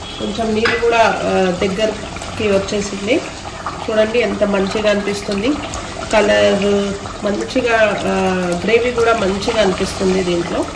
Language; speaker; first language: Telugu; non-native, local second language; Urdu